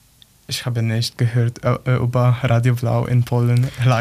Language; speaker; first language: German; non-native, learner; Polish